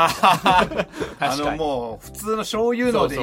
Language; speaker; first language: Japanese; native; Japanese